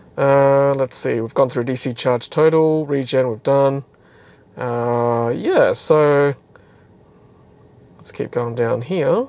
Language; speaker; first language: English; native; English